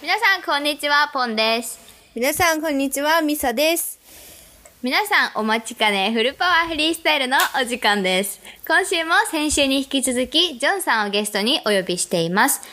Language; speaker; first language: Japanese; native; Japanese